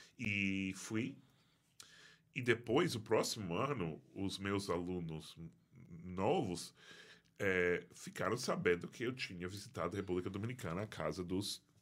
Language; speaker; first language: Portuguese; non-native, fluent; English